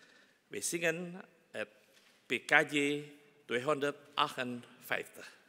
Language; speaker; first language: Dutch; non-native, fluent; Indonesian